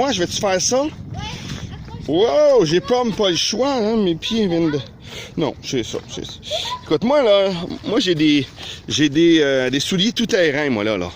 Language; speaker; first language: French; native; French